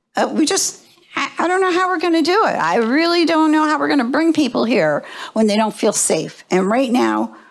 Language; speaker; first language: English; native; English